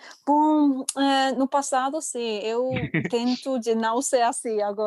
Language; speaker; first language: Portuguese; non-native, fluent; English